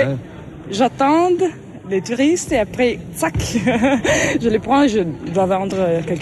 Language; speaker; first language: French; non-native, learner; Italian